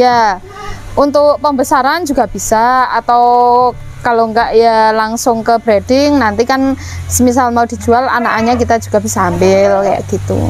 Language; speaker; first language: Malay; non-native, local second language; Javanese